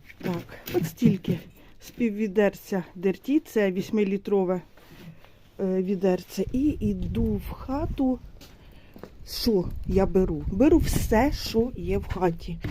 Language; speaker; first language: Ukrainian; native; Ukrainian